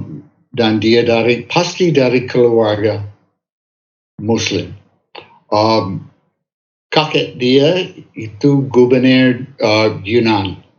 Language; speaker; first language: Indonesian; non-native, fluent; English